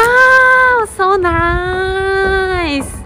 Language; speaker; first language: English; non-native, learner; Japanese